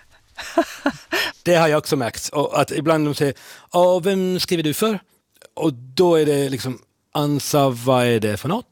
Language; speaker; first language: Swedish; non-native, fluent; Italian